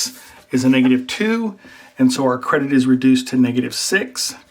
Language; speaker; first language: English; native; English